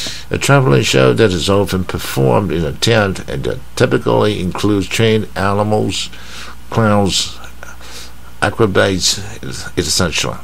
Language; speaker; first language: English; non-native, fluent; Chinese